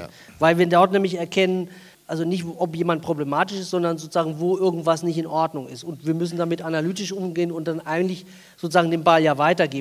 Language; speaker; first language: German; native; German